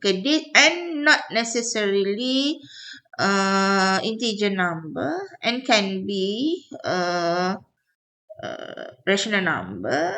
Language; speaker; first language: English; non-native, local second language; Malay